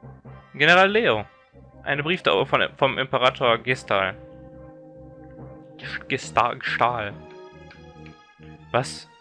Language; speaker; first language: German; native; German